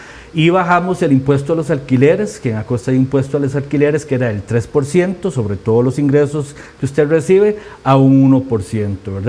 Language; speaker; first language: Spanish; native; Spanish